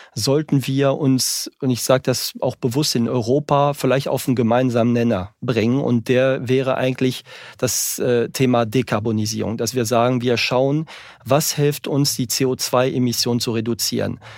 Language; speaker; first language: German; non-native, fluent; French